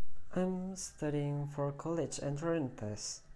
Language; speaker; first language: English; non-native, learner; Indonesian